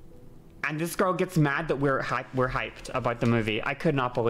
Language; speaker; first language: English; native; English